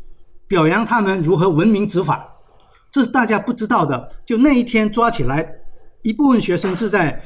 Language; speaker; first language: Chinese; native; Chinese